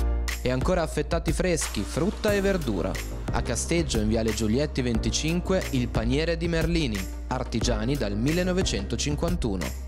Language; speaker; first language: Italian; native; Italian